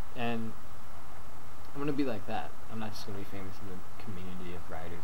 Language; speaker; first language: English; native; English